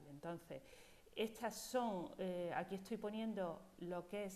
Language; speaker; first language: Spanish; native; Spanish